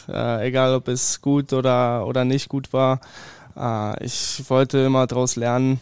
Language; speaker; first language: German; early bilingual, other home language; Polish